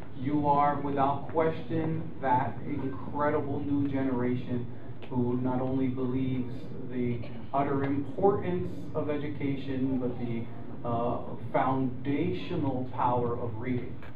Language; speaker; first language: English; early bilingual, other home language; Spanish